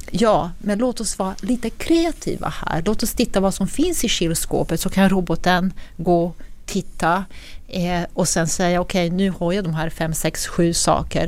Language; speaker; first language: Swedish; non-native, fluent; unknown